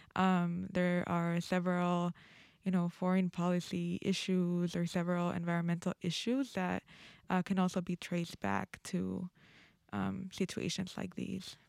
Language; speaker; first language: English; non-native, fluent; Spanish